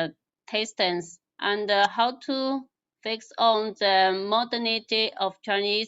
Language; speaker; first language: English; non-native, learner; Chinese